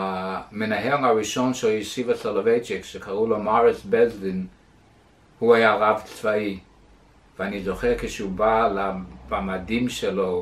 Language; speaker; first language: Hebrew; non-native, fluent; English